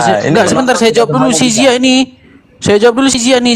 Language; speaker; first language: Indonesian; native; Indonesian